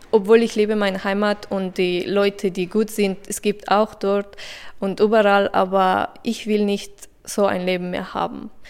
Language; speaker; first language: German; non-native, fluent; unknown